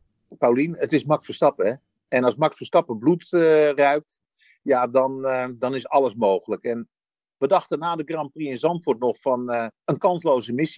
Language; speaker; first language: Dutch; native; Dutch